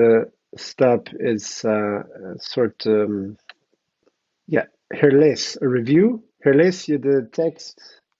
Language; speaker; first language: Dutch; non-native, learner; English